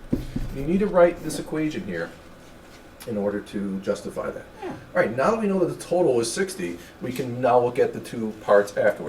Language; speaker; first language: English; native; English